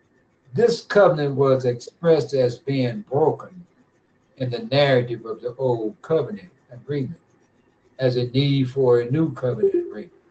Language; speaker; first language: English; native; English